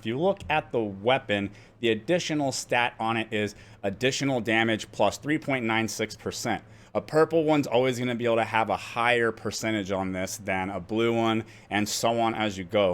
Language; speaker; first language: English; native; English